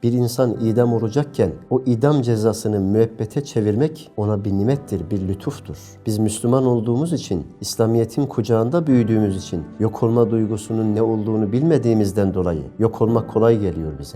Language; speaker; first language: Turkish; native; Turkish